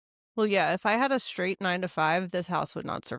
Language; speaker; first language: English; native; English